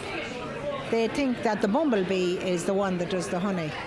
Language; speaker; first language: English; native; English